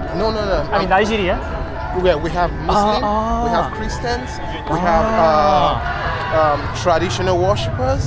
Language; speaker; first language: English; non-native, learner; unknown